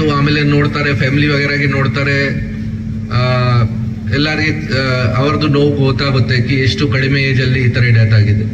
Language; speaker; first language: Kannada; non-native, fluent; Hindi